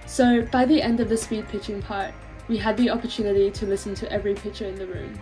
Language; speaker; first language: English; native; English